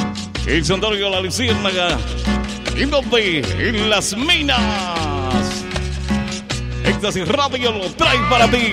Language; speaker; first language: Spanish; native; Spanish